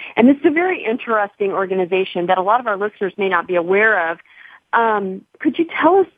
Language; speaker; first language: English; native; English